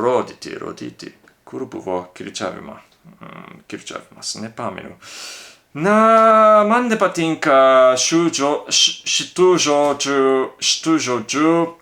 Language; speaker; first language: Lithuanian; non-native, fluent; Japanese